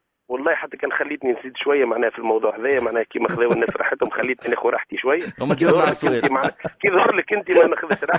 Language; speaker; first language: Arabic; native; Arabic